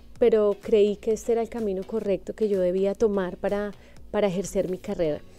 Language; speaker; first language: Spanish; native; Spanish